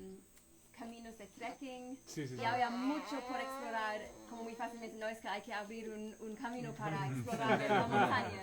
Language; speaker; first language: Spanish; non-native, fluent; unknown